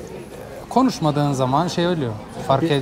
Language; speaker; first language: Turkish; early bilingual, heritage; Turkish